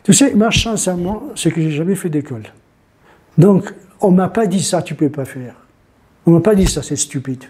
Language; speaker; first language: French; non-native, fluent; Italian